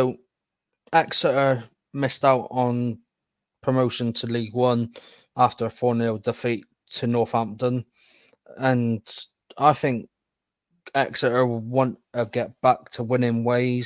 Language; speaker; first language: English; native; English